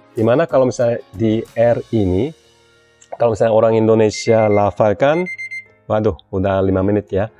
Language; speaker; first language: Indonesian; non-native, fluent; Korean